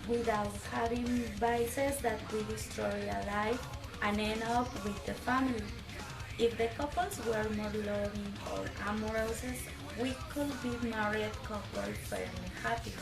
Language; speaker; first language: English; non-native, learner; Spanish